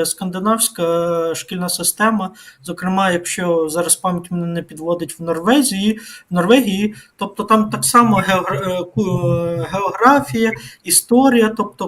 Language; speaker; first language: Ukrainian; native; Ukrainian